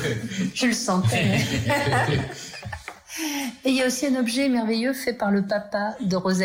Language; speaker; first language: French; native; French